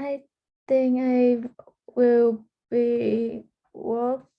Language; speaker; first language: English; early bilingual, heritage; Vietnamese